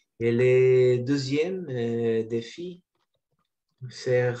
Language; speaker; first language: French; non-native, learner; Portuguese